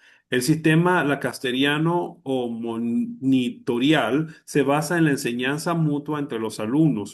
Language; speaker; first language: Spanish; native; Spanish